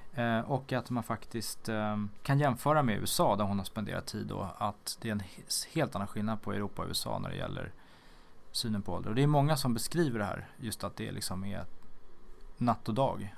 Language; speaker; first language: Swedish; native; Swedish